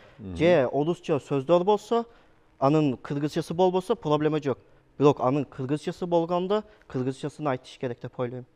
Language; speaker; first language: Kyrgyz; non-native, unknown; Turkish